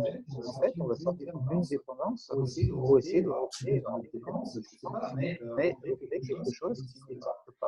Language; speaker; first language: French; native; French